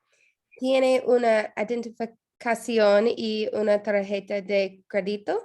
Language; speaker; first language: Spanish; non-native, learner; English